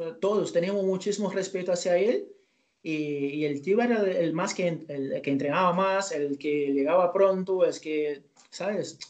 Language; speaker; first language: Spanish; non-native, fluent; Portuguese